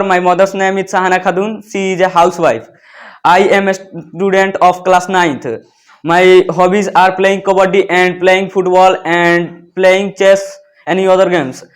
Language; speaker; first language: English; non-native, learner; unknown